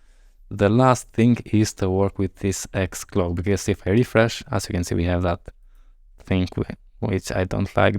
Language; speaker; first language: English; non-native, fluent; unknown